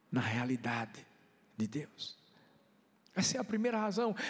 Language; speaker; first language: Portuguese; native; Portuguese